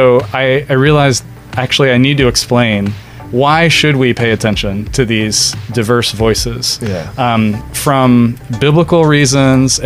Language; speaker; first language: English; native; English